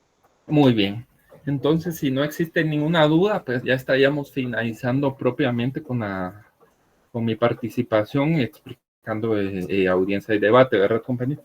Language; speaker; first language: Spanish; native; Spanish